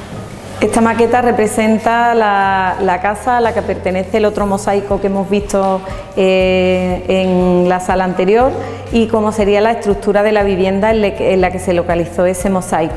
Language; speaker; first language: Spanish; native; Spanish